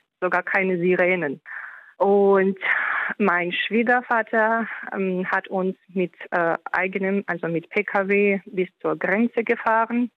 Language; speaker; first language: German; non-native, fluent; Ukrainian